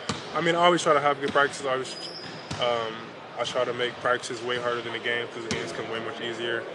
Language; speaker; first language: English; native; English